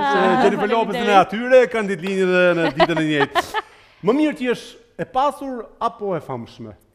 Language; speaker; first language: Albanian; native; Albanian